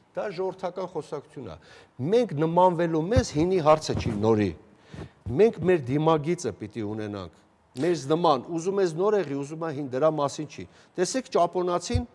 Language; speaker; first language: Armenian; native; Armenian